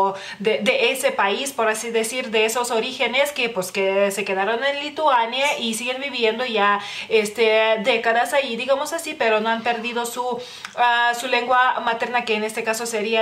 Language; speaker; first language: Spanish; non-native, fluent; Lithuanian